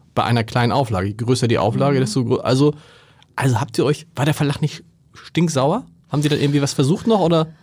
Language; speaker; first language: German; native; German